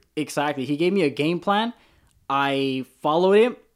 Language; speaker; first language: English; native; English